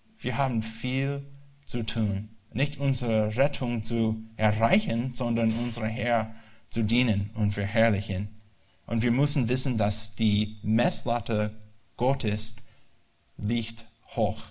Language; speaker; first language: German; non-native, learner; English